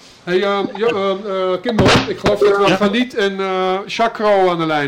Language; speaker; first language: Dutch; native; Dutch